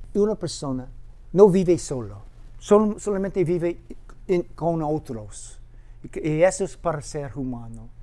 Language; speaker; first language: Spanish; non-native, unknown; English